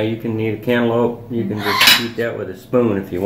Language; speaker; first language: English; native; English